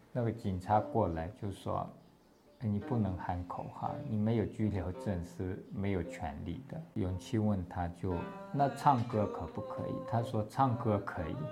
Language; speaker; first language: Chinese; non-native, local second language; Tibetan